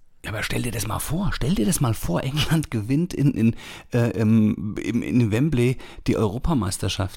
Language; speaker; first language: German; native; German